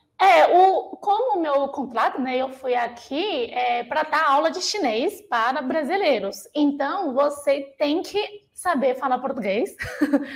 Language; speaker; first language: Portuguese; non-native, fluent; Chinese